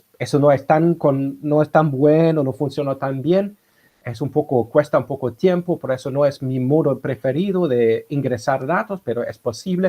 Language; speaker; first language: Spanish; non-native, fluent; German